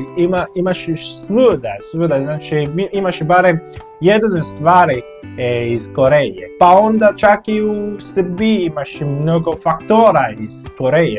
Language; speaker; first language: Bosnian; non-native, learner; Korean